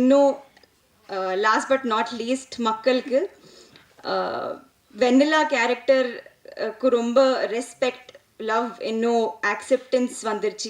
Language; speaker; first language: Tamil; non-native, learner; Telugu